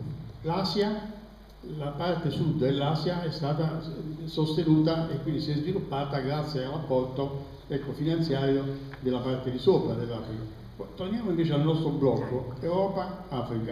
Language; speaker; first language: Italian; native; Italian